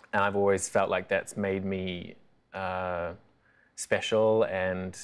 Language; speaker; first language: English; native; English